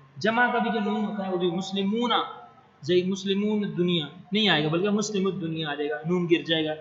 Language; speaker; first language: Urdu; non-native, local second language; Punjabi